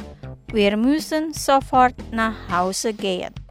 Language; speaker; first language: German; non-native, fluent; Indonesian